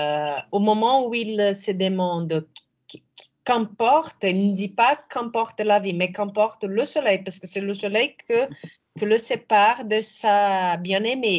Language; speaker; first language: French; non-native, fluent; Portuguese